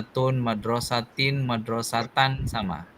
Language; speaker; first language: Arabic; non-native, fluent; Indonesian